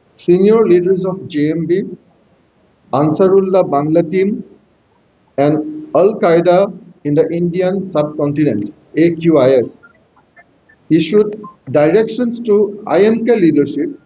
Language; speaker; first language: English; non-native, local second language; Assamese